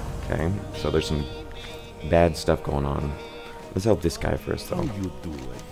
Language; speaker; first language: English; native; English